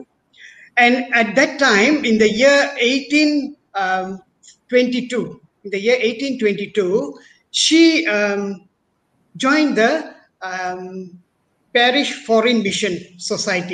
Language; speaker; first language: English; non-native, local second language; Tamil